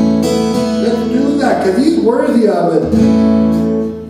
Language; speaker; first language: English; early bilingual, other home language; Spanish